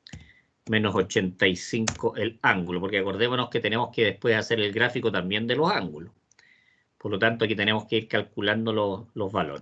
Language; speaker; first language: Spanish; native; Spanish